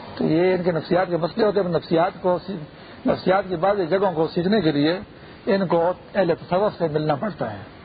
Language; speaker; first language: Urdu; non-native, local second language; Pashto